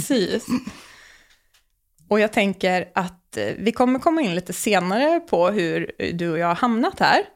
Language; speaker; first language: Swedish; native; Swedish